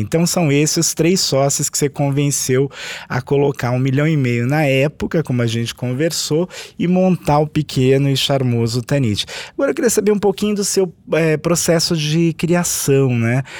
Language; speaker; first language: Portuguese; native; Portuguese